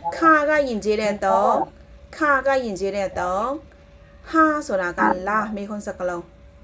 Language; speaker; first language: Burmese; non-native, local second language; Shan